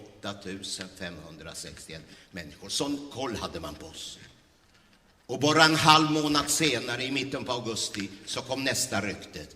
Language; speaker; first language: Swedish; early bilingual, other home language; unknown